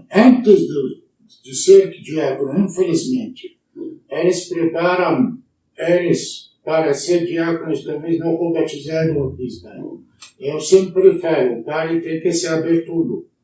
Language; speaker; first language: Portuguese; non-native, learner; Arabic